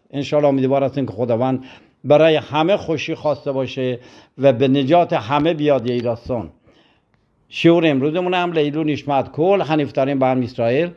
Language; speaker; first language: Persian; native; Persian